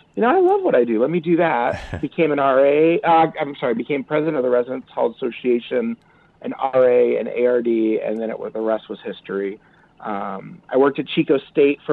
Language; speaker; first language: English; native; English